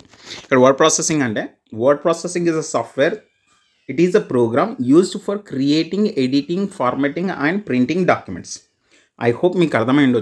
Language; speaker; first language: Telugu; native; Telugu